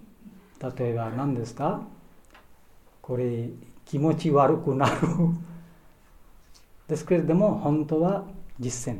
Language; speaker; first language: Japanese; non-native, learner; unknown